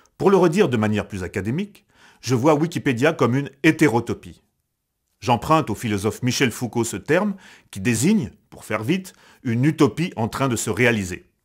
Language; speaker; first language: French; native; French